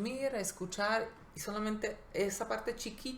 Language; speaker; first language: Spanish; non-native, fluent; Slovak